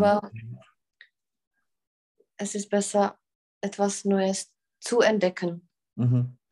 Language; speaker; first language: German; non-native, fluent; Czech